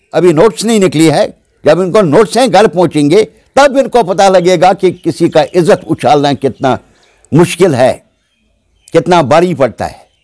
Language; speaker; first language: Hindi; non-native, local second language; Kashmiri